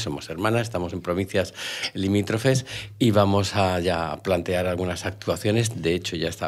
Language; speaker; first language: Spanish; native; Spanish